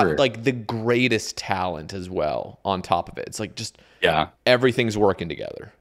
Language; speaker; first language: English; native; English